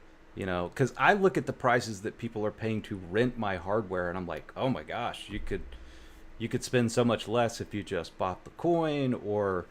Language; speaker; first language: English; native; English